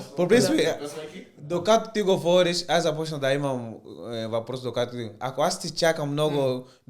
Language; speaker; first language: Bulgarian; non-native, learner; Portuguese